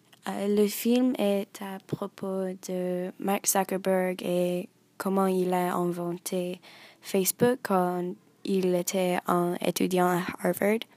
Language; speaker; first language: French; non-native, learner; English